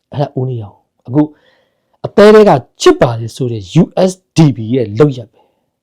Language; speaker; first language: Burmese; native; Burmese